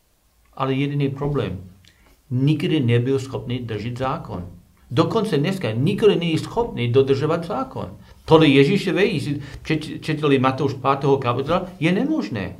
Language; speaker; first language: Czech; non-native, learner; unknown